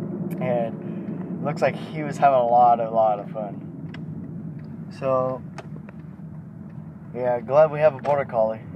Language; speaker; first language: English; native; English